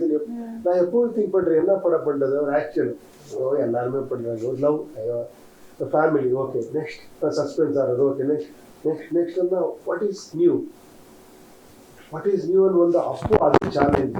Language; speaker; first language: Tamil; non-native, learner; Kannada